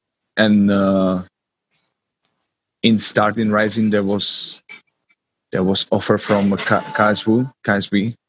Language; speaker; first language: English; non-native, learner; Czech